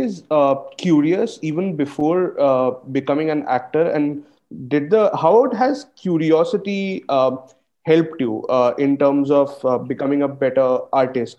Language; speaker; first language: English; non-native, local second language; Bangla